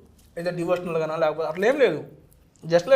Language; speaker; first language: Telugu; native; Telugu